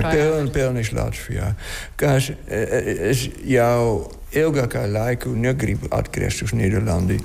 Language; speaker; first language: Latvian; non-native, learner; Dutch